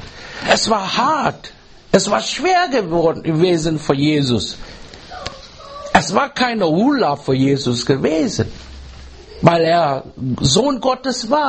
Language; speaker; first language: German; non-native, learner; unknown